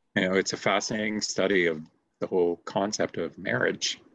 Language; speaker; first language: English; native; English